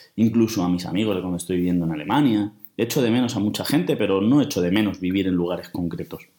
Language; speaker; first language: Spanish; native; Spanish